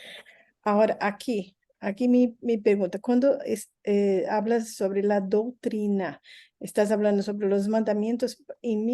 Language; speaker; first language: Spanish; non-native, learner; Portuguese